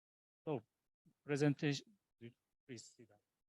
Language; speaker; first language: English; non-native, learner; Japanese